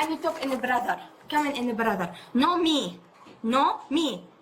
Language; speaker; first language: English; non-native, learner; Arabic